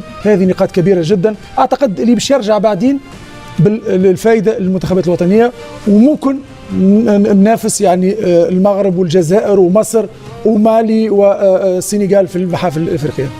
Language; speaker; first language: Arabic; native; Arabic